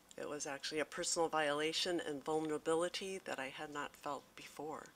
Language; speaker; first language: English; native; English